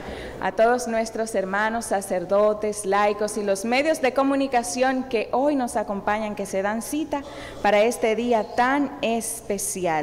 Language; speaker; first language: Spanish; native; Spanish